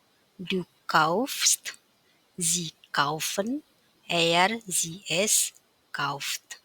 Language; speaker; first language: German; non-native, fluent; Indonesian